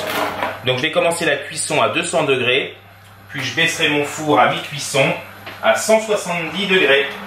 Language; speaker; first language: French; native; French